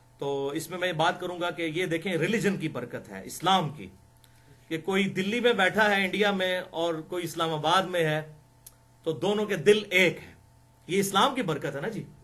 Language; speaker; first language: Urdu; non-native, local second language; Punjabi